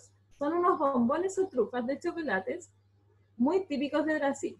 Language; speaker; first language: Spanish; native; Spanish